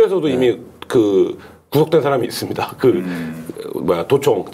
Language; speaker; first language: Korean; native; Korean